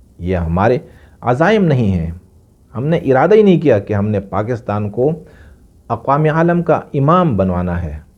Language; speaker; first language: Urdu; non-native, local second language; Pashto